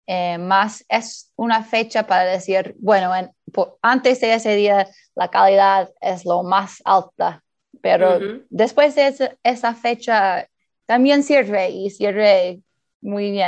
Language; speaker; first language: Spanish; early bilingual, heritage; Spanish